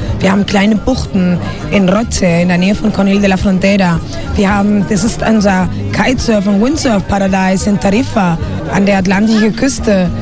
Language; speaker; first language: German; early bilingual, other home language; Spanish